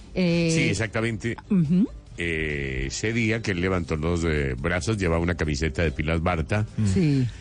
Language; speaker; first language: Spanish; native; Spanish